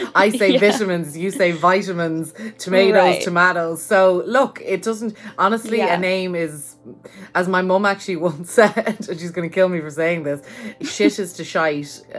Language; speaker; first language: English; native; English